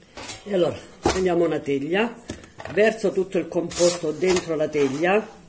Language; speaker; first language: Italian; native; Italian